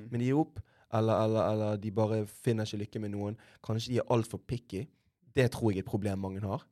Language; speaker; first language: Norwegian; native; Norwegian